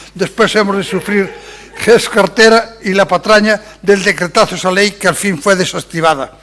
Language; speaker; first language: Spanish; non-native, local second language; Galician